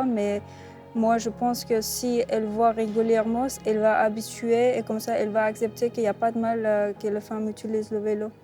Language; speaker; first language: French; non-native, learner; Persian